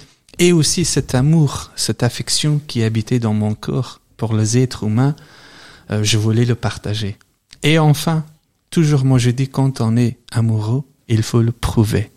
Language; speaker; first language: French; non-native, fluent; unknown